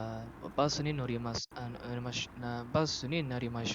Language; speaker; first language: Japanese; non-native, learner; Malay